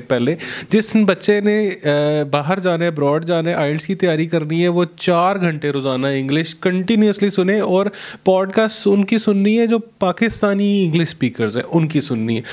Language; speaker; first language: Urdu; non-native, local second language; Punjabi